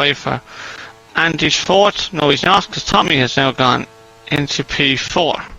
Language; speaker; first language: English; native; English